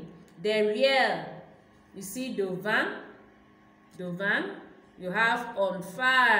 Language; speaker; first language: French; non-native, fluent; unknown